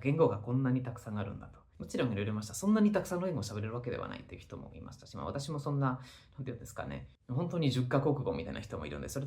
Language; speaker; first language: Japanese; non-native, fluent; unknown